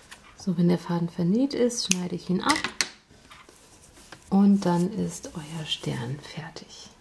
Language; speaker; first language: German; native; German